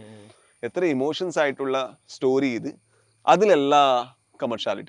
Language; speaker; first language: Malayalam; non-native, learner; Kannada